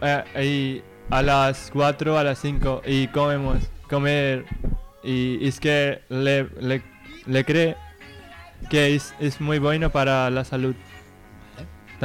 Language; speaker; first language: Spanish; non-native, learner; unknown